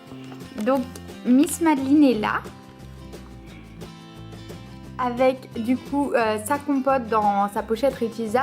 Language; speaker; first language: French; native; French